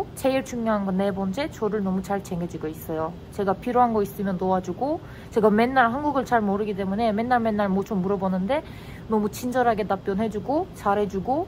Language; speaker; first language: Korean; non-native, fluent; Turkish